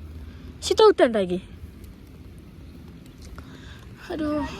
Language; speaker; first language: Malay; non-native, local second language; Javanese